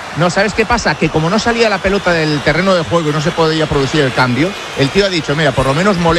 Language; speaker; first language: Spanish; native; Spanish